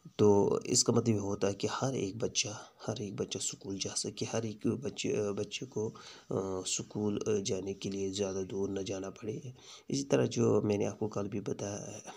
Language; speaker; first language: Urdu; non-native, local second language; Kashmiri